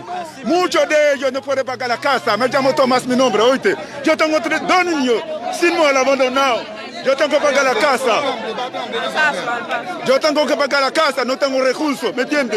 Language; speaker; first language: Spanish; non-native, learner; Haitian Creole